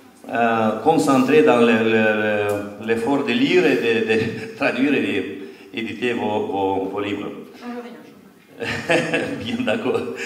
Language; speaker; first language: French; non-native, fluent; Romanian